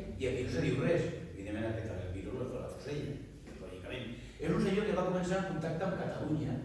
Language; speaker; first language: Catalan; non-native, local second language; Spanish